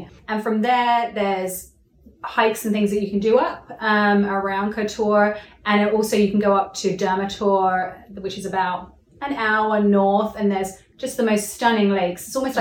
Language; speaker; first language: English; native; English